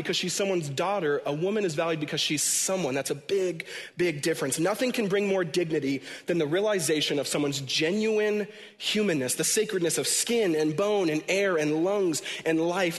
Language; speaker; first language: English; native; English